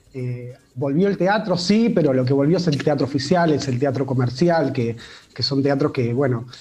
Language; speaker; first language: Spanish; native; Spanish